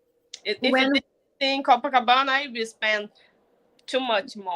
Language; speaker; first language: English; non-native, learner; Portuguese